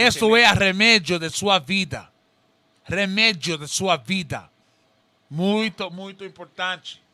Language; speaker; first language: Portuguese; non-native, learner; Spanish